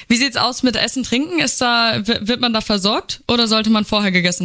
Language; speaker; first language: German; native; German